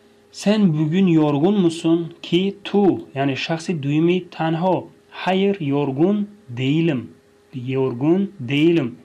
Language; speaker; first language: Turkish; non-native, fluent; Tajik